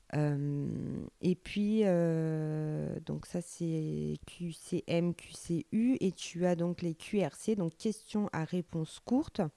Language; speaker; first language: French; native; French